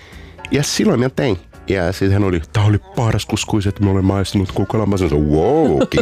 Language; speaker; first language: Finnish; non-native, fluent; Portuguese